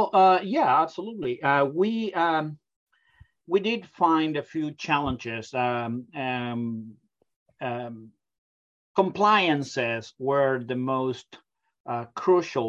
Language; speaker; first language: English; non-native, fluent; Spanish